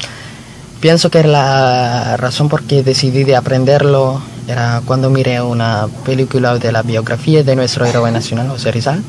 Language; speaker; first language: Spanish; non-native, fluent; Filipino